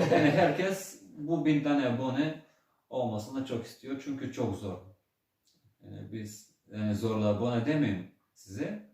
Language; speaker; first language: Turkish; early bilingual, heritage; Turkish